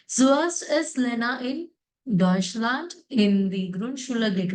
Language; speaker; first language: German; non-native, fluent; Malayalam